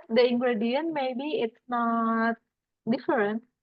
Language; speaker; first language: English; non-native, fluent; Indonesian